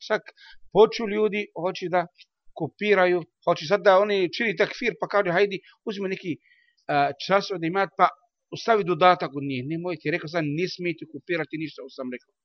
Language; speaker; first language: Bosnian; non-native, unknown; Arabic